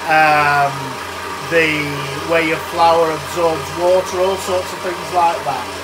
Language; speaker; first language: English; native; English